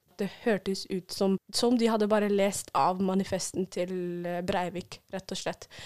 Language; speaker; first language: Norwegian; early bilingual, other home language; Somali